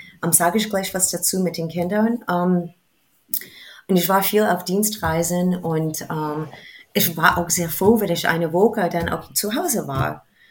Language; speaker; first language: German; non-native, fluent; English